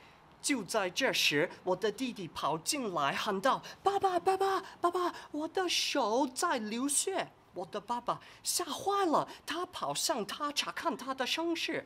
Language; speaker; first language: Chinese; non-native, fluent; English